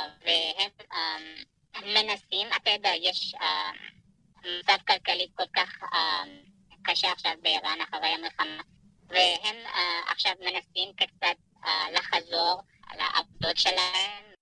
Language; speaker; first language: Hebrew; non-native, fluent; Persian